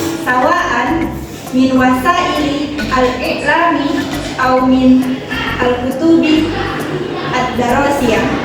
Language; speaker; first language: Arabic; non-native, learner; Indonesian